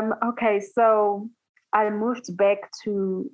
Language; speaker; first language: English; non-native, local second language; Tswana